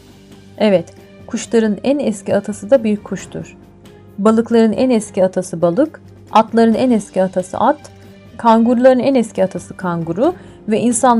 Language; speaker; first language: Turkish; native; Turkish